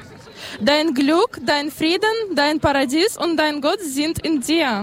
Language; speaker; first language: German; non-native, learner; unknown